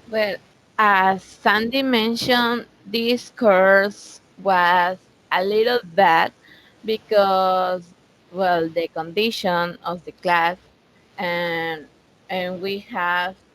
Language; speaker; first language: English; non-native, learner; Spanish